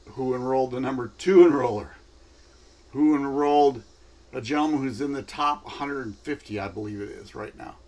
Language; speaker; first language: English; native; English